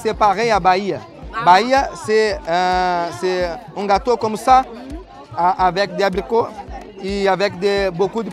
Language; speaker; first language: French; non-native, learner; Portuguese